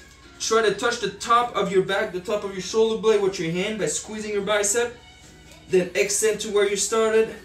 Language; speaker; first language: English; native; English